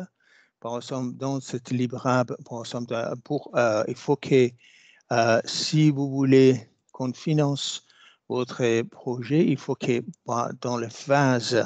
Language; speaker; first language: French; non-native, fluent; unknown